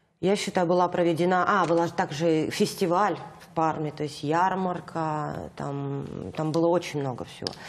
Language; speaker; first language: Russian; native; Russian